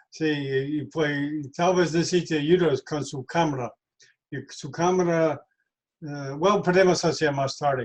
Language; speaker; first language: Spanish; non-native, learner; English